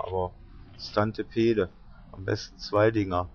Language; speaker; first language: German; native; German